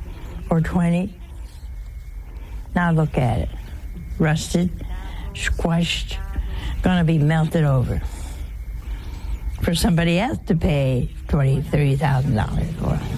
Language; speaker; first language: English; native; English